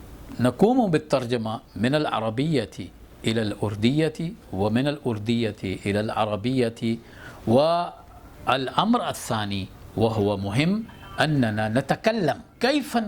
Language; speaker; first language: Arabic; non-native, fluent; Urdu